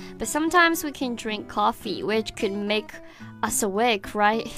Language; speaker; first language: English; non-native, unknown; Chinese